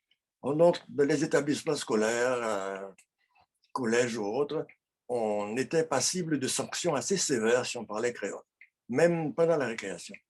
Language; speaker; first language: French; non-native, local second language; Haitian Creole